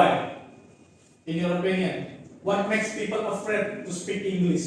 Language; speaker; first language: English; non-native, learner; Indonesian